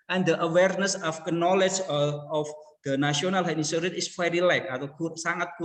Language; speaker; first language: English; non-native, learner; Indonesian